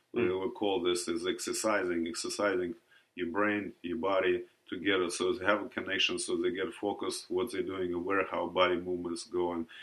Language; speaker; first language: English; non-native, learner; Russian